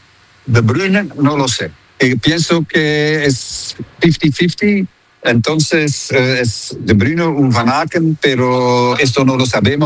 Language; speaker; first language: Spanish; non-native, fluent; Dutch